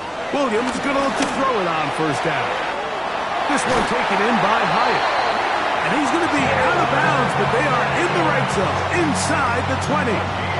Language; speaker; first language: English; native; English